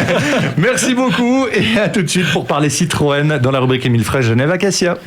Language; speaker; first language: French; native; French